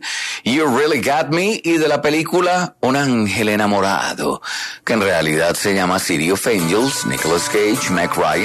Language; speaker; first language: Spanish; native; Spanish